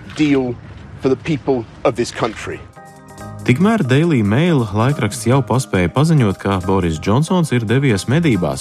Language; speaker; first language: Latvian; early bilingual, heritage; Latvian